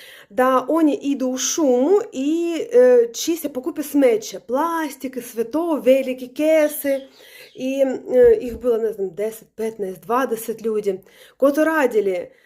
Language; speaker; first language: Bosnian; non-native, learner; Russian